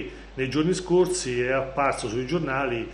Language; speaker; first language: Italian; native; Italian